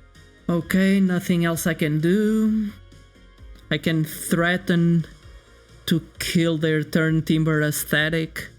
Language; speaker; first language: English; non-native, fluent; Portuguese